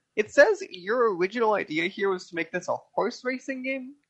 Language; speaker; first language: English; native; English